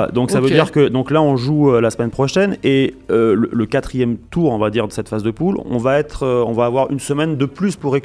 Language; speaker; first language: French; native; French